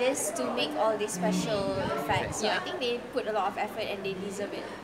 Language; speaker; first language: English; non-native, local second language; Malay